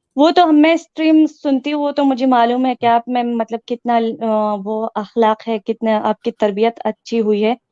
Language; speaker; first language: Urdu; non-native, local second language; Pashto